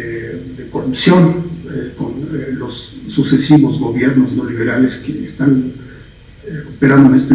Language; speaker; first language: Spanish; native; Spanish